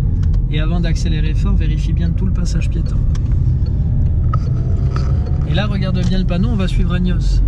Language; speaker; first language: French; native; French